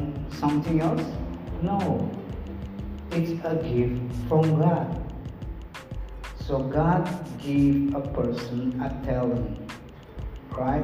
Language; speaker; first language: English; non-native, learner; Indonesian